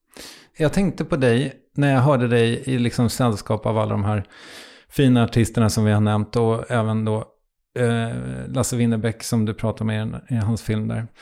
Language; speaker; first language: Swedish; native; Swedish